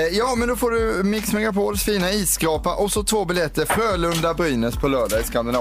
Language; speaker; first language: Swedish; native; Swedish